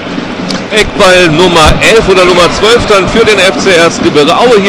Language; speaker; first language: German; native; German